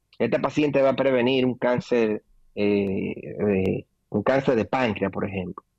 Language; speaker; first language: Spanish; native; Spanish